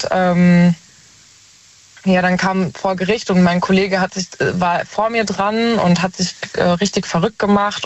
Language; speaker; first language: German; native; German